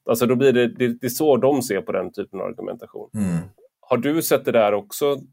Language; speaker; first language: Swedish; native; Swedish